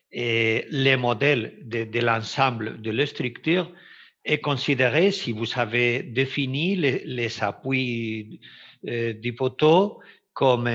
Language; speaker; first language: French; non-native, fluent; Spanish